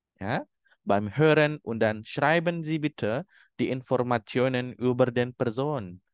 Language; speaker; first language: German; non-native, fluent; Indonesian